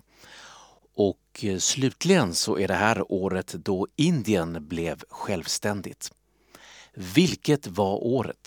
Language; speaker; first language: Swedish; native; Swedish